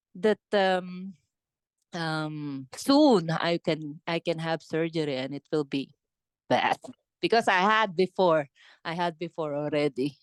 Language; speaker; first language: English; non-native, local second language; Filipino